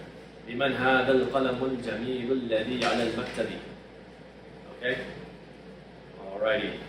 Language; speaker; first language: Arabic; non-native, fluent; English